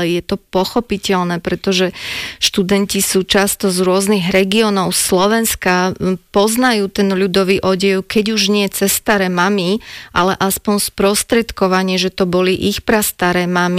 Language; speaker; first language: Slovak; native; Slovak